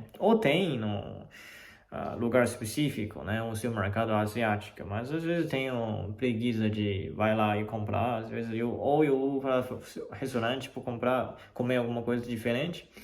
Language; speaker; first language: Portuguese; non-native, fluent; Chinese